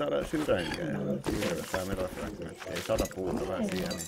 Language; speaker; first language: Finnish; native; Finnish